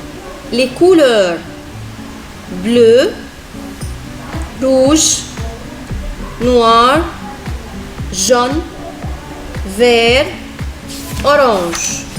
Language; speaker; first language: French; non-native, fluent; Arabic